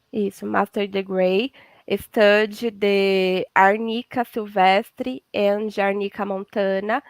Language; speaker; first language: English; non-native, learner; Portuguese